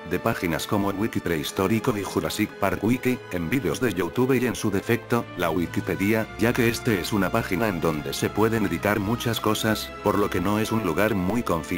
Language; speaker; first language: Spanish; native; Spanish